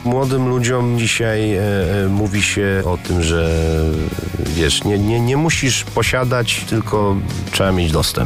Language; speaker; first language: Polish; native; Polish